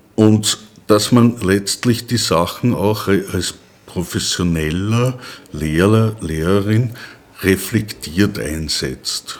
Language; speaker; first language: German; native; German